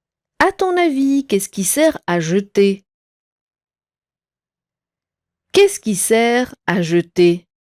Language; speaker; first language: French; non-native, local second language; Arabic